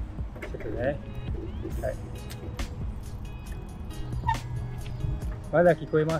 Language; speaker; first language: Japanese; non-native, learner; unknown